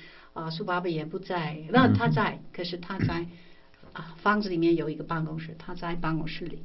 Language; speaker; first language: Chinese; non-native, fluent; English